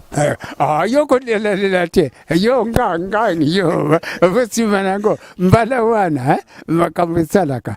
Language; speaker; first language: Lingala; non-native, local second language; Kongo